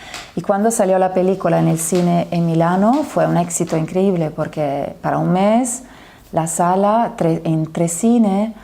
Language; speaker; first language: Spanish; non-native, fluent; Italian